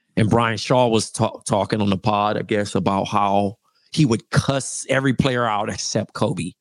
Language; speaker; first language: English; native; English